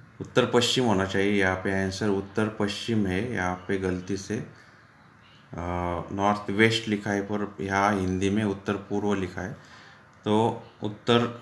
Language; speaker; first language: Hindi; non-native, local second language; Marathi